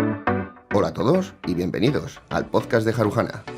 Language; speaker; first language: Spanish; native; Spanish